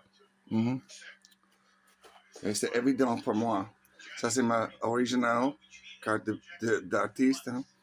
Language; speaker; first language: French; non-native, learner; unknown